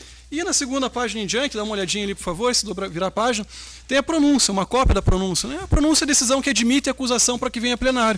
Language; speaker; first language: Portuguese; native; Portuguese